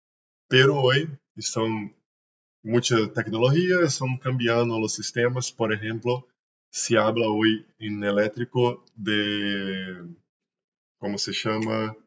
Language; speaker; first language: Spanish; non-native, learner; Portuguese